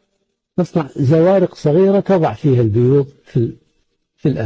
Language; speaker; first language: Arabic; native; Arabic